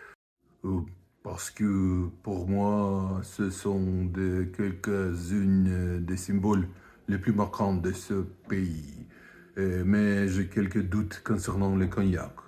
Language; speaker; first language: French; non-native, fluent; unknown